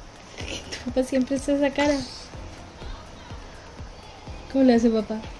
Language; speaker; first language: Spanish; native; Spanish